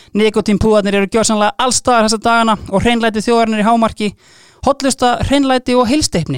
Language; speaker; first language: Icelandic; native; Icelandic